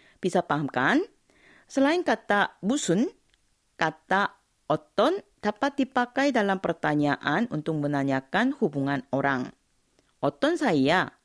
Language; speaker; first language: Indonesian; non-native, fluent; Korean